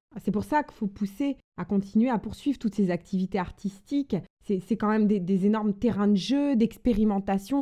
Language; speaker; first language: French; native; French